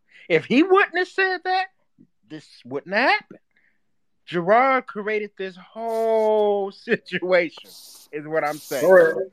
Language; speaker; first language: English; native; English